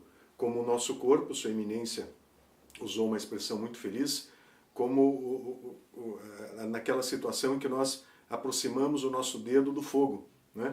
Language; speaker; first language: Portuguese; native; Portuguese